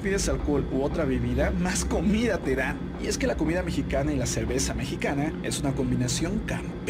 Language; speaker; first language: Spanish; native; Spanish